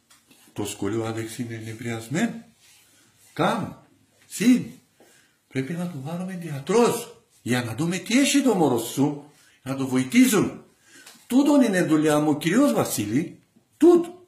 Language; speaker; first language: Greek; non-native, learner; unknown